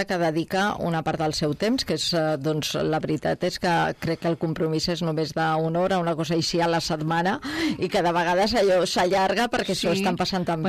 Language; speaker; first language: Catalan; native; Catalan